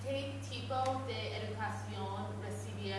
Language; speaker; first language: Spanish; non-native, learner; English